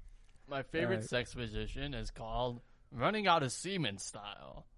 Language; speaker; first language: English; native; English